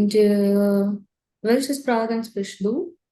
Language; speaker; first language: German; non-native, learner; Tamil